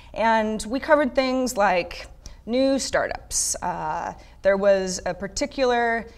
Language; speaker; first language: English; native; English